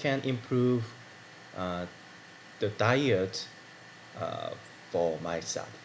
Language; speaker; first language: English; non-native, learner; Korean